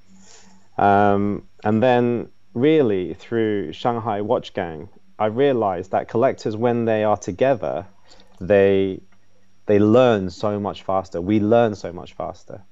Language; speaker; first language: English; native; English